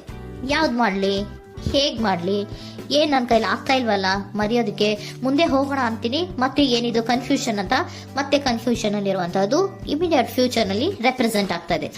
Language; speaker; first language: Kannada; native; Kannada